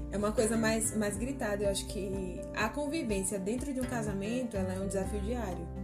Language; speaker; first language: Portuguese; native; Portuguese